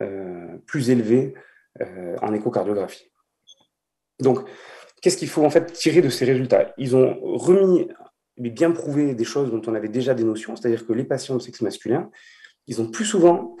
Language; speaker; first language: French; native; French